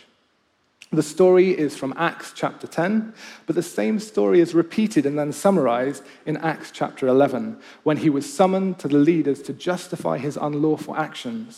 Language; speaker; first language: English; native; English